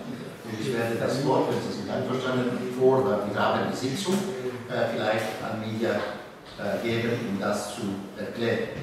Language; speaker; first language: German; non-native, local second language; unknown